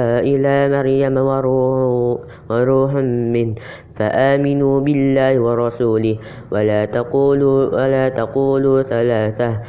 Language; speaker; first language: Arabic; non-native, learner; Indonesian